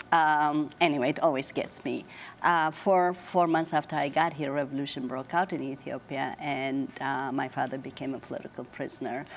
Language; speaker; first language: English; non-native, fluent; Amharic